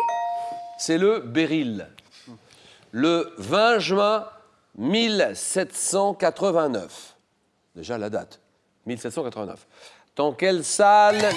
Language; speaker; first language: French; native; French